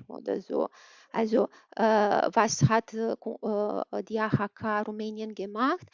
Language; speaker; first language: German; non-native, fluent; Romanian